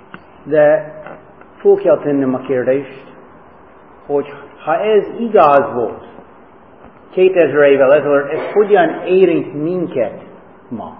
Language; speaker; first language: Hungarian; non-native, fluent; English